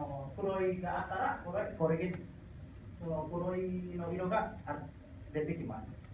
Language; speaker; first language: Japanese; non-native, learner; Indonesian